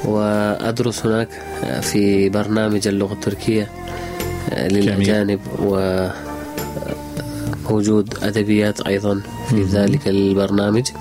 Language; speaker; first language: Arabic; non-native, learner; Urdu